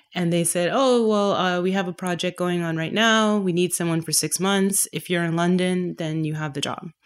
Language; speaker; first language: English; native; English